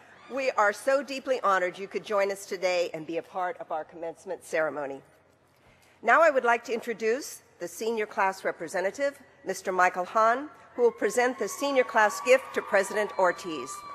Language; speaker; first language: English; native; English